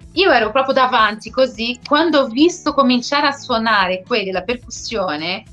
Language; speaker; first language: Italian; non-native, fluent; Portuguese